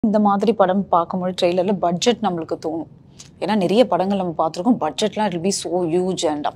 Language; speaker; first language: Tamil; native; Tamil